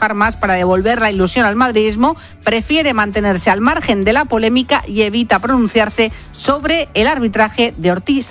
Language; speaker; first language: Spanish; native; Spanish